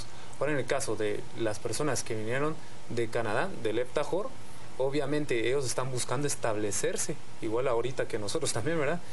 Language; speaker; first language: Spanish; native; Spanish